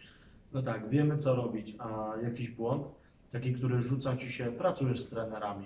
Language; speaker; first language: Polish; native; Polish